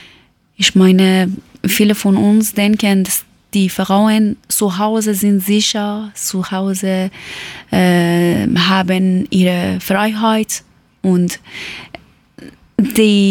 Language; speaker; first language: German; non-native, learner; Persian